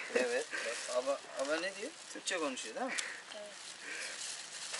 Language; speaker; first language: Turkish; native; Turkish